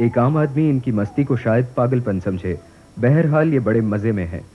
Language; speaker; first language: Hindi; native; Hindi